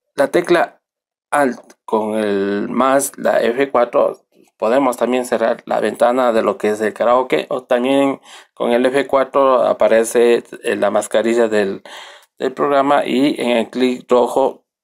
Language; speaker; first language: Spanish; native; Spanish